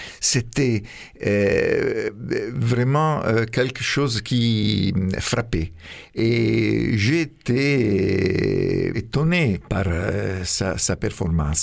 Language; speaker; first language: French; non-native, fluent; Italian